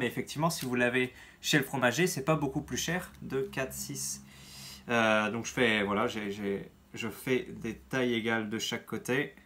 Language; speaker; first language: French; native; French